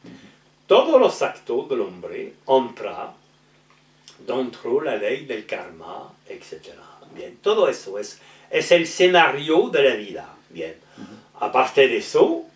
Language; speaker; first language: Spanish; non-native, learner; French